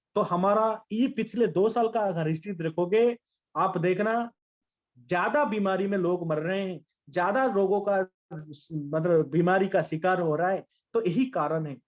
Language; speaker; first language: Hindi; non-native, local second language; Bangla